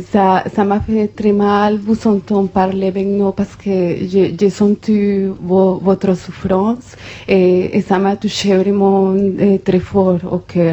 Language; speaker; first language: French; non-native, fluent; Spanish